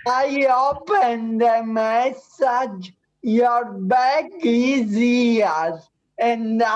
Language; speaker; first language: English; non-native, learner; Italian